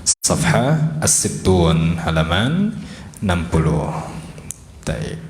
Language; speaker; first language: Arabic; non-native, fluent; Indonesian